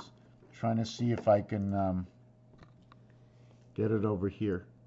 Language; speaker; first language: English; native; English